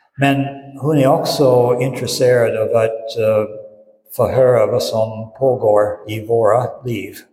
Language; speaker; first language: Swedish; non-native, fluent; English